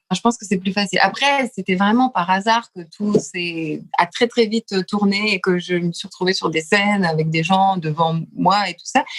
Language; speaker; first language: French; early bilingual, other home language; Lithuanian